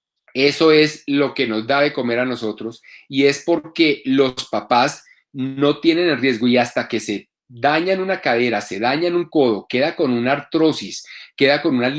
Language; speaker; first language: Spanish; native; Spanish